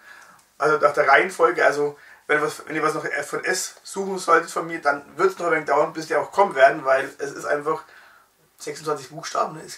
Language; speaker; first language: German; native; German